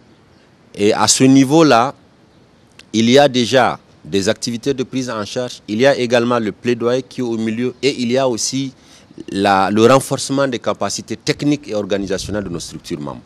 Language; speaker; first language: French; native; French